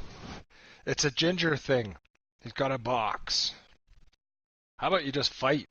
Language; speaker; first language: English; native; English